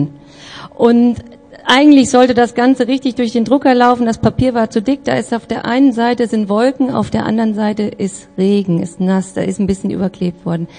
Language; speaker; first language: German; native; German